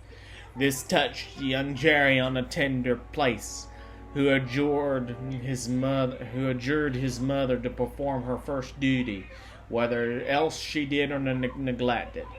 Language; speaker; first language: English; native; English